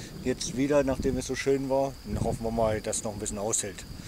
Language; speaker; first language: German; native; German